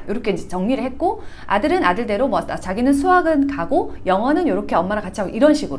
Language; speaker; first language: Korean; native; Korean